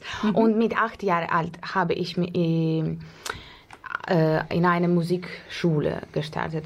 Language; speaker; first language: German; non-native, learner; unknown